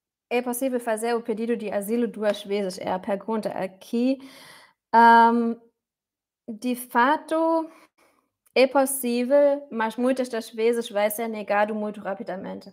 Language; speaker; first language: Portuguese; non-native, fluent; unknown